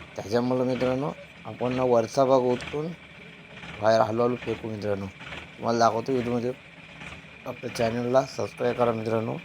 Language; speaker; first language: Marathi; native; Marathi